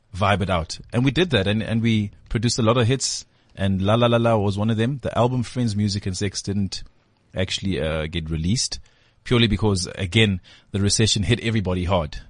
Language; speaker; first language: English; non-native, local second language; Zulu